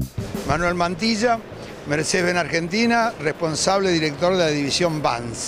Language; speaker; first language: Spanish; native; Spanish